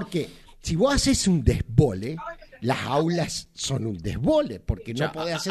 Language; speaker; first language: Spanish; native; Spanish